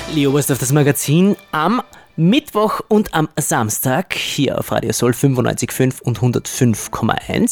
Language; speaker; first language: German; native; German